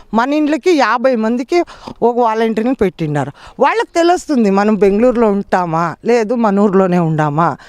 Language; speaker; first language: Telugu; native; Telugu